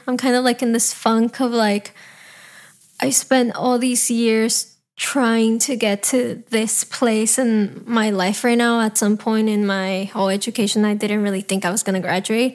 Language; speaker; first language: English; early bilingual, other home language; Spanish